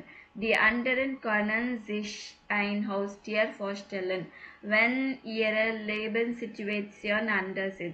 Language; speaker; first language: German; non-native, fluent; Tamil